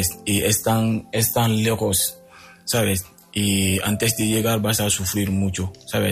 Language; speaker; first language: Spanish; non-native, fluent; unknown